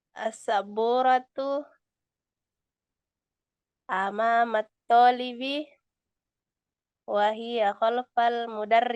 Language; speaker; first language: Arabic; non-native, learner; Indonesian